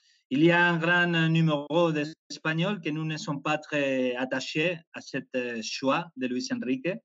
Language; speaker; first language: French; non-native, fluent; Spanish